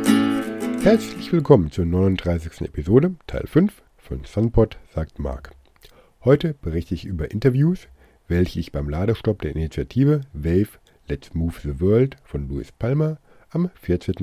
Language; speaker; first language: German; native; German